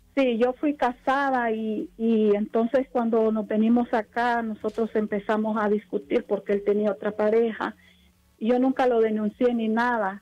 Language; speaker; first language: Spanish; native; Spanish